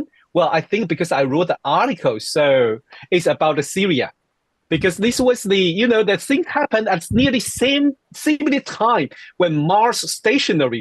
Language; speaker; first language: English; non-native, fluent; Chinese